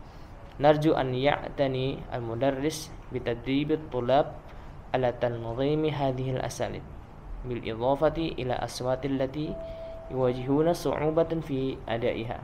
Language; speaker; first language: Arabic; non-native, fluent; Indonesian